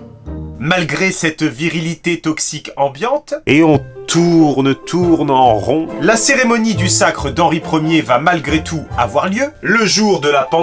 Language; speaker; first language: French; native; French